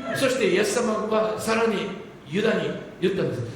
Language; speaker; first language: Japanese; non-native, fluent; English